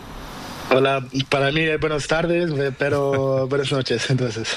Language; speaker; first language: Spanish; non-native, learner; Portuguese